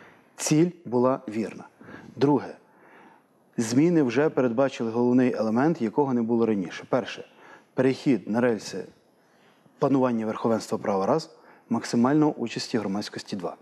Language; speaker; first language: Ukrainian; native; Ukrainian